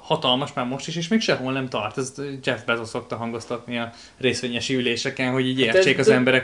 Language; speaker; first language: Hungarian; native; Hungarian